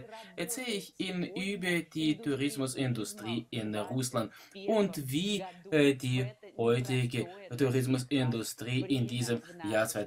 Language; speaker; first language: German; non-native, fluent; Russian